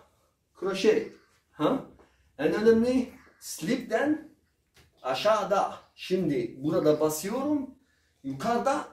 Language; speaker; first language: Turkish; non-native, learner; Arabic